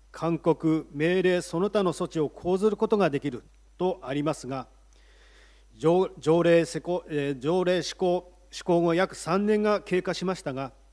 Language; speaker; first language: Japanese; native; Japanese